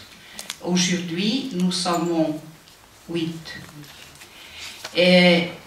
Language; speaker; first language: French; non-native, fluent; Icelandic